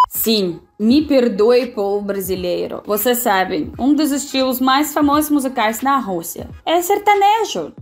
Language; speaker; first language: Portuguese; non-native, fluent; Russian